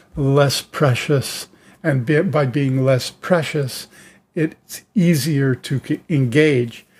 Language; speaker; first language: English; native; English